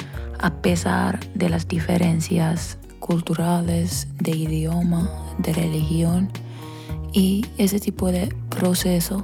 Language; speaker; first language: Spanish; non-native, fluent; Finnish